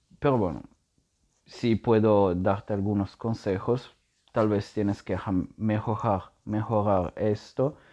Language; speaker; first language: Spanish; non-native, learner; Italian